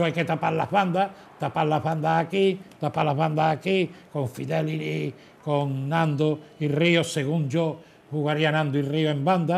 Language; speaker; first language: Spanish; native; Spanish